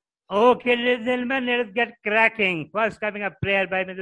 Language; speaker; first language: English; non-native, local second language; Tamil